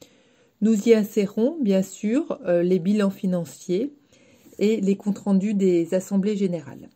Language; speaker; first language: French; native; French